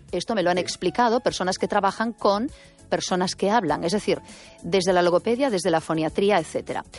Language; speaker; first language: Spanish; native; Spanish